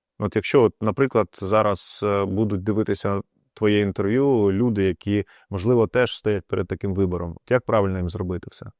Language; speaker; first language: Ukrainian; non-native, local second language; Russian